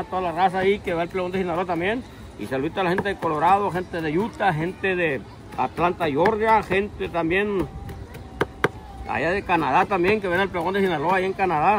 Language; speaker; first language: Spanish; native; Spanish